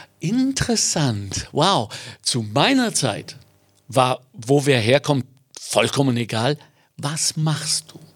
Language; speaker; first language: German; native; German